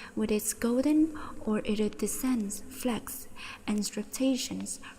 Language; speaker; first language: English; non-native, learner; Vietnamese